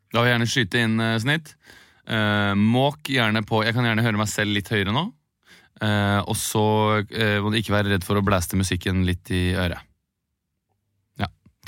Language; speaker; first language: Norwegian; native; Norwegian